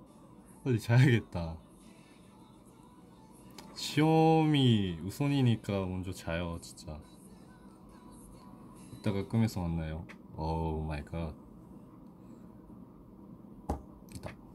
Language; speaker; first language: Korean; non-native, fluent; Japanese